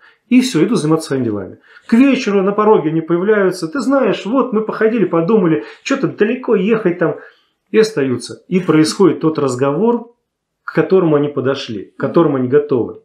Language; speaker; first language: Russian; native; Russian